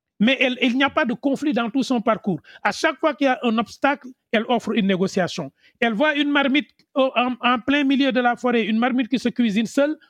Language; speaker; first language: French; non-native, local second language; Wolof